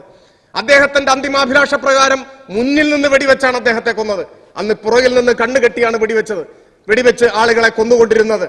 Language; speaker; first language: Malayalam; native; Malayalam